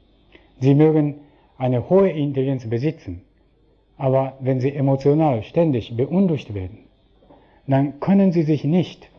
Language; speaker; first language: German; non-native, fluent; Japanese